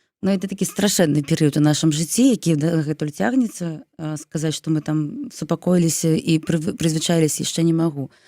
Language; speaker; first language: Belarusian; non-native, local second language; Russian